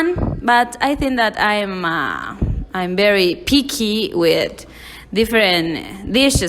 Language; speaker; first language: English; non-native, learner; Spanish